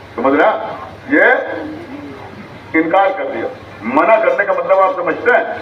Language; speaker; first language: Urdu; native; Urdu